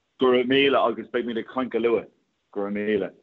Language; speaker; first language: Irish; non-native, local second language; English